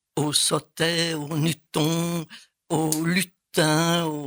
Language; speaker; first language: French; native; French